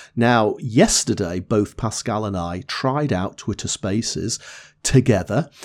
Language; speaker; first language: English; native; English